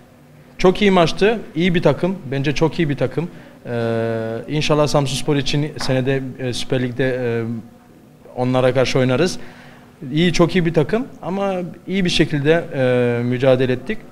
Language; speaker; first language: Turkish; early bilingual, heritage; Turkish